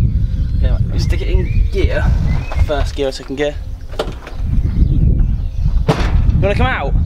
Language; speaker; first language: English; native; English